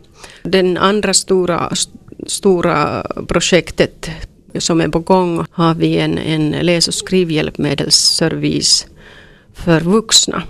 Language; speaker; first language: Swedish; non-native, local second language; Finnish